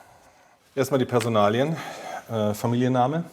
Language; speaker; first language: German; native; German